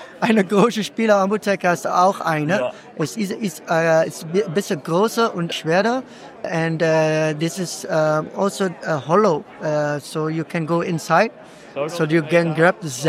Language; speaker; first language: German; non-native, learner; Dutch